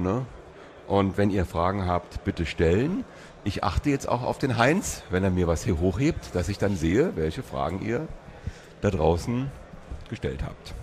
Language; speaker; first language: German; native; German